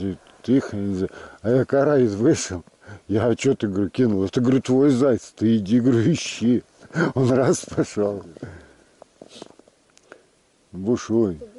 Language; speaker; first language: Russian; native; Russian